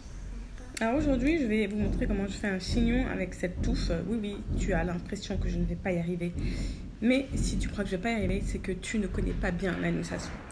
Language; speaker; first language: French; native; French